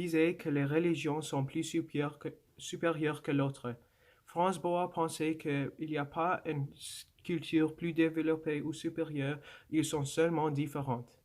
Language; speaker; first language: French; non-native, local second language; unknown